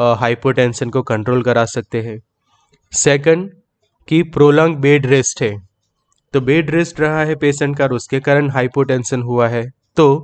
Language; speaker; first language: Hindi; native; Hindi